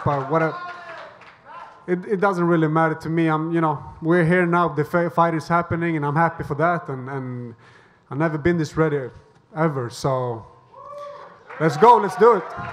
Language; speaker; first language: English; non-native, fluent; Swedish